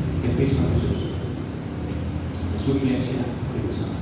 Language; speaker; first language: Spanish; non-native, fluent; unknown